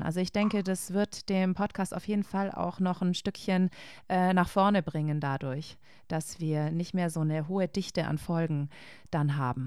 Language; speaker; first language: German; native; German